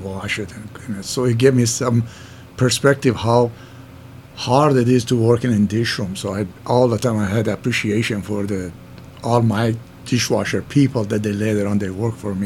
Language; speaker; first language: English; non-native, fluent; Persian